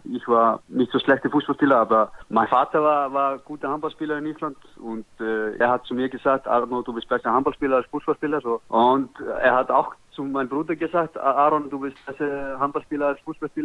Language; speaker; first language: German; non-native, learner; Icelandic